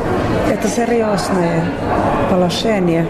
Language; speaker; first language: Russian; non-native, learner; Finnish